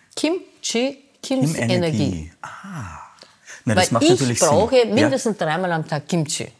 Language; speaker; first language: German; non-native, fluent; Korean